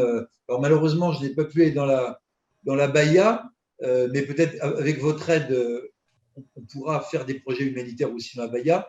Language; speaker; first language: French; native; French